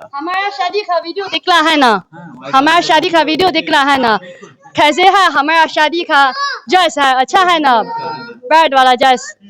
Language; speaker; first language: Hindi; non-native, learner; Chinese